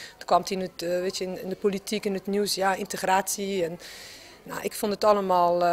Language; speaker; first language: Dutch; non-native, fluent; French